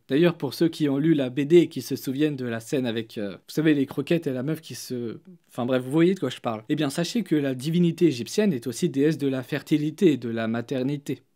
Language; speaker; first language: French; native; French